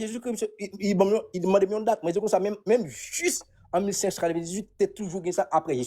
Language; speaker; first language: French; non-native, local second language; Haitian Creole